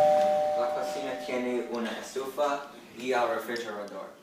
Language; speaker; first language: Spanish; non-native, learner; English